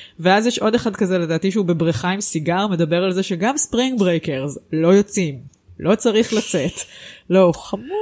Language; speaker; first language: Hebrew; native; Hebrew